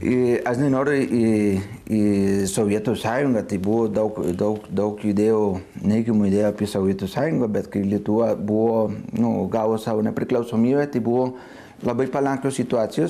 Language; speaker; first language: Lithuanian; non-native, fluent; Spanish